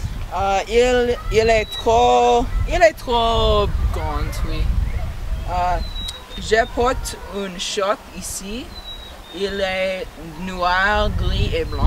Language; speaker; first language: French; non-native, learner; English